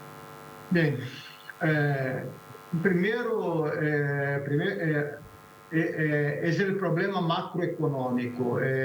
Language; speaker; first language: Spanish; non-native, fluent; Portuguese